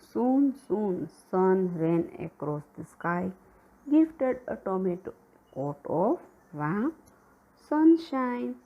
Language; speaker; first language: English; non-native, local second language; Gujarati